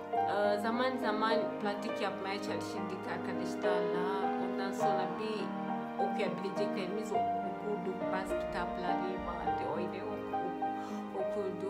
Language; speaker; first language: Turkish; non-native, fluent; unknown